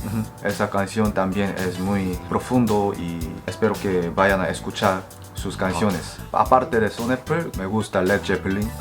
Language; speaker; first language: Spanish; non-native, fluent; Korean